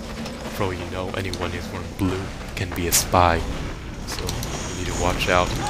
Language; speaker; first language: English; native; English